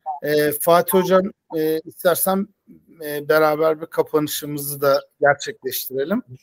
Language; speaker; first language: Turkish; native; Turkish